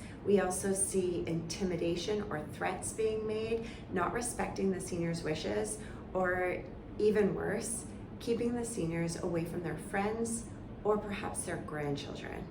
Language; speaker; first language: English; native; English